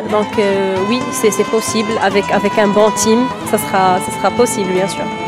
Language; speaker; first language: French; non-native, local second language; Arabic